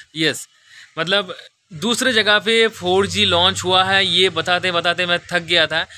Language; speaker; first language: Hindi; non-native, local second language; Bangla